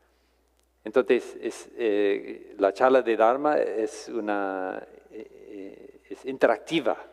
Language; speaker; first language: Spanish; non-native, fluent; English